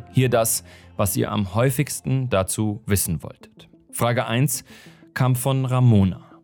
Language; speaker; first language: German; native; German